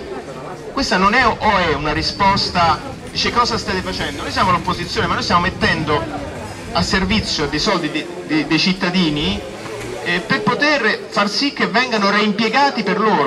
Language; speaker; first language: Italian; native; Italian